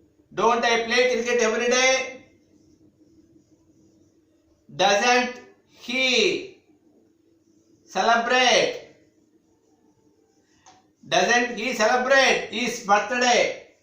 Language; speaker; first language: English; non-native, local second language; Telugu